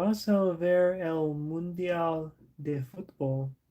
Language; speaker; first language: Spanish; non-native, learner; English